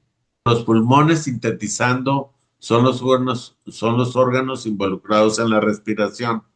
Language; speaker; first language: Spanish; native; Spanish